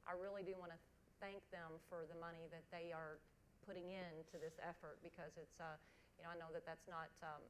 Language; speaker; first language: English; native; English